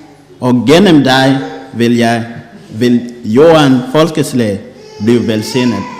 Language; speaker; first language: Danish; non-native, fluent; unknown